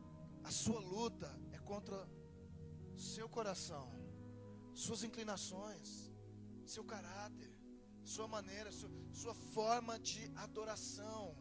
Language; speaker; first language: Portuguese; native; Portuguese